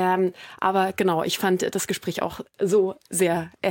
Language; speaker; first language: German; native; German